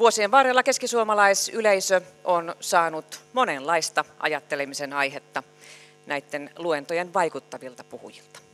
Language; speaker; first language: Finnish; native; Finnish